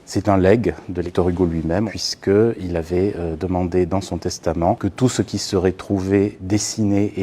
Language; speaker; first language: French; native; French